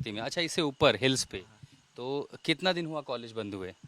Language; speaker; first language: Hindi; native; Hindi